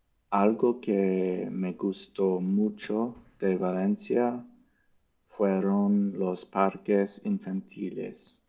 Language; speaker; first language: Spanish; non-native, learner; English